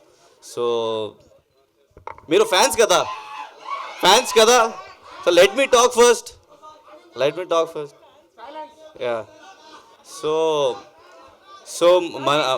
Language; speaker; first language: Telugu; non-native, local second language; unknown